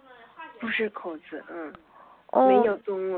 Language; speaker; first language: Chinese; non-native, learner; Korean